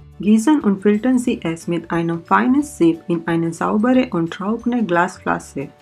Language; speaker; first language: German; non-native, learner; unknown